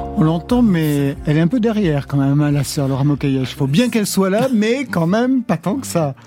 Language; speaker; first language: French; native; French